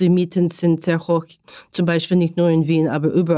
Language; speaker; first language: German; non-native, learner; Ukrainian